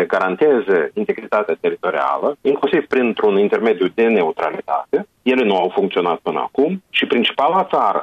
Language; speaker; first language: Romanian; native; Romanian